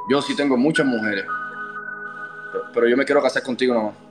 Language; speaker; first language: Spanish; native; Spanish